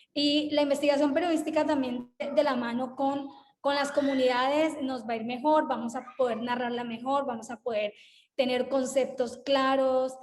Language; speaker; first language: Spanish; native; Spanish